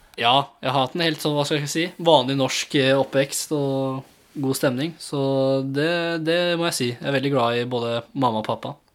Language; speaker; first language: Norwegian; early bilingual, other home language; English